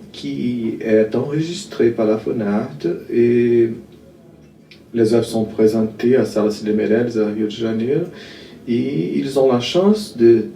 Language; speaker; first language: French; non-native, fluent; Portuguese